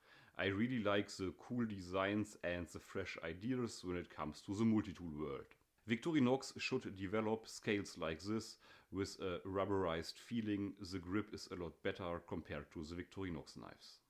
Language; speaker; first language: English; non-native, fluent; German